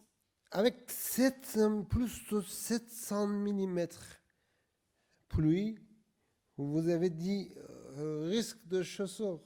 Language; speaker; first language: French; non-native, learner; Persian